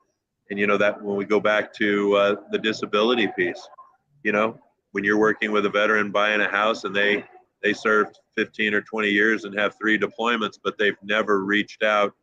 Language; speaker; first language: English; native; English